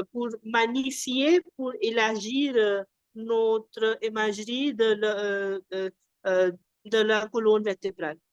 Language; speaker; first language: French; non-native, fluent; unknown